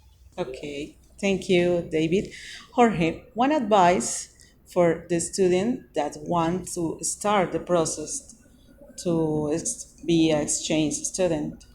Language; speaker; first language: English; non-native, learner; Spanish